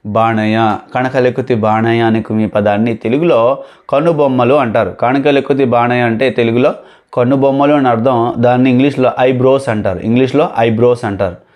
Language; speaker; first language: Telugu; non-native, local second language; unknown